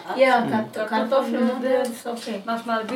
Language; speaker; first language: German; non-native, learner; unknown